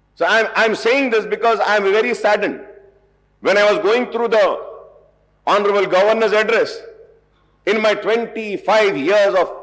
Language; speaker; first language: English; non-native, local second language; Urdu